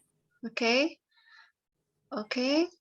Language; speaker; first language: English; non-native, learner; Indonesian